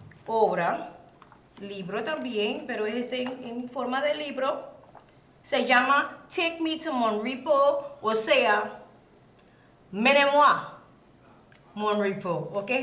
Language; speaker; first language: Spanish; non-native, learner; English